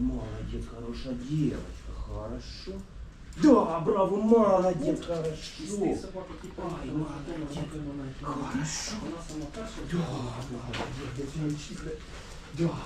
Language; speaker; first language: Russian; non-native, local second language; Ukrainian